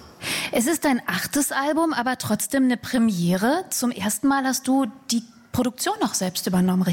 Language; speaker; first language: German; native; German